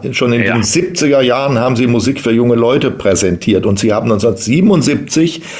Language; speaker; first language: German; native; German